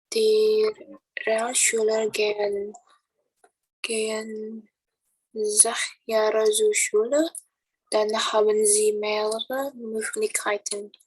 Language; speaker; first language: German; non-native, learner; Indonesian